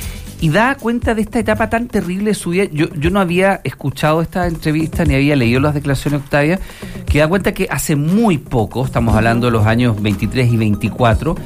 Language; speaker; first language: Spanish; native; Spanish